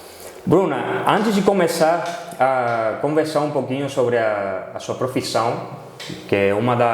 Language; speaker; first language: Portuguese; non-native, fluent; Spanish